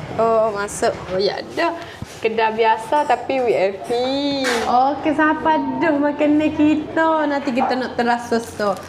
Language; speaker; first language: Malay; native; Malay